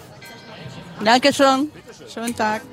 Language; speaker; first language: German; non-native, learner; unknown